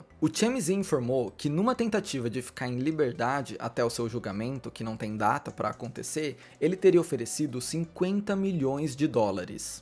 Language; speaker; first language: Portuguese; native; Portuguese